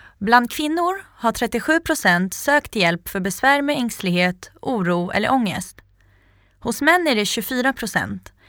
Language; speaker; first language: Swedish; native; Swedish